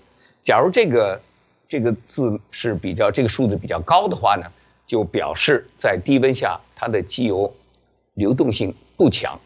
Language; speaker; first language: Chinese; native; Chinese